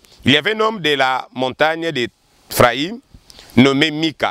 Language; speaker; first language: French; non-native, local second language; Lingala